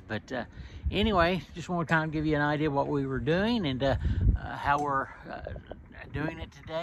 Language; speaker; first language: English; native; English